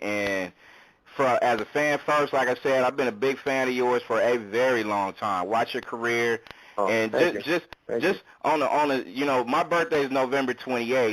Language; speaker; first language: English; native; English